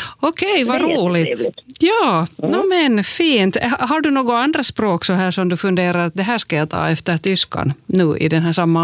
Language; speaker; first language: Swedish; native; Swedish